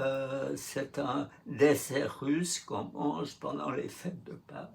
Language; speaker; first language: French; non-native, fluent; Russian